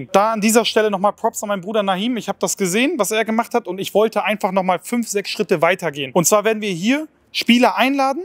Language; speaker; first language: German; native; German